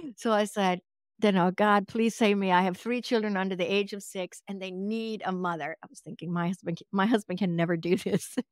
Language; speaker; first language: English; non-native, fluent; Swedish